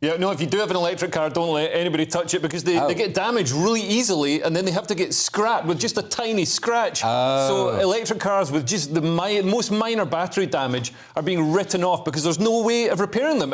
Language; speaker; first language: English; native; English